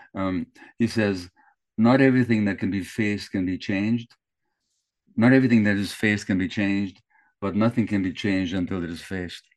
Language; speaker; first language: English; early bilingual, other home language; Hungarian